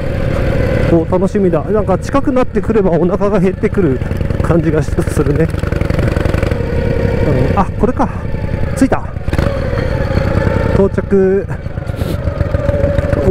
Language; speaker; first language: Japanese; native; Japanese